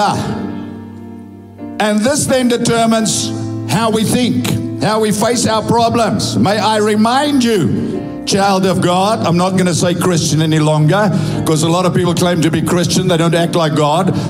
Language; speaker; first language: English; non-native, local second language; Afrikaans